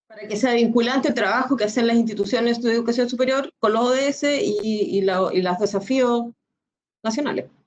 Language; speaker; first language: Spanish; native; Spanish